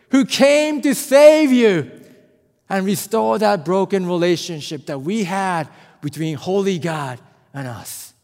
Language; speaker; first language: English; non-native, fluent; Japanese